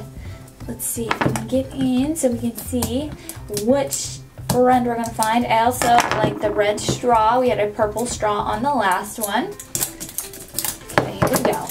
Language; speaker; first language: English; native; English